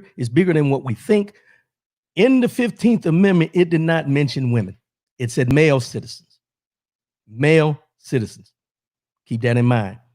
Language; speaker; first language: English; native; English